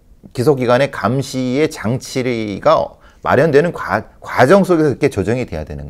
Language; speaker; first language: Korean; native; Korean